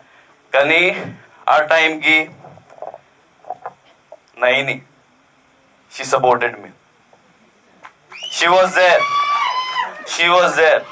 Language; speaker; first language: Telugu; non-native, learner; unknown